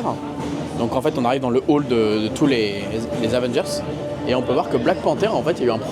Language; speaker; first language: French; native; French